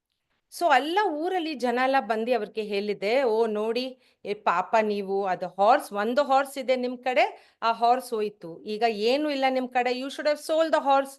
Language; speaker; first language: Kannada; non-native, learner; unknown